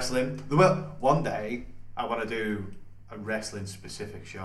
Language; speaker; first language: English; native; English